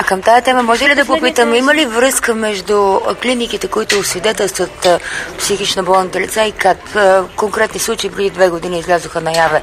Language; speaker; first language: Bulgarian; native; Bulgarian